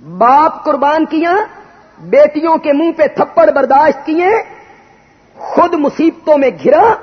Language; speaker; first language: Urdu; non-native, local second language; Punjabi